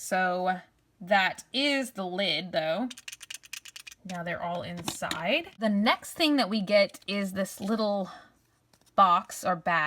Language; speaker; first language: English; native; English